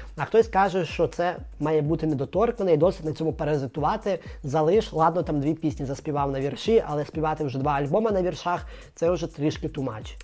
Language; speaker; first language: Ukrainian; native; Ukrainian